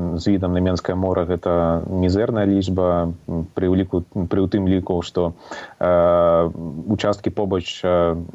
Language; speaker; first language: Belarusian; non-native, local second language; Russian